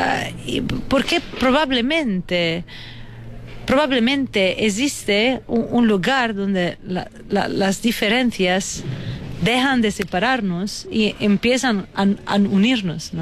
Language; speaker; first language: Spanish; non-native, fluent; Italian